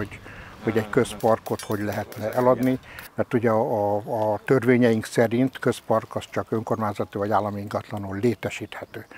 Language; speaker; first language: Hungarian; native; Hungarian